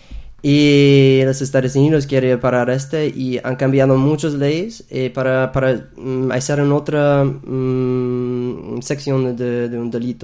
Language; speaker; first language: Spanish; non-native, fluent; English